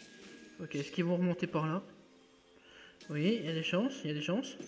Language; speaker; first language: French; native; French